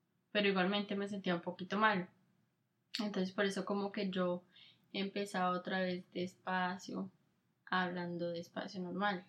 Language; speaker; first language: Spanish; native; Spanish